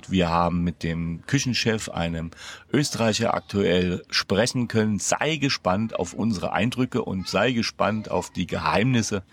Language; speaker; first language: German; native; German